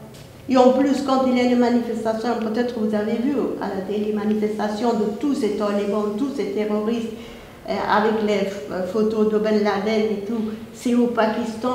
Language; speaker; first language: French; non-native, fluent; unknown